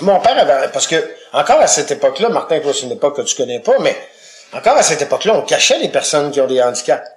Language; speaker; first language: French; native; French